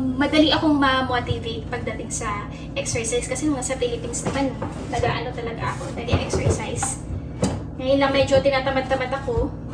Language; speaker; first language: Filipino; native; Filipino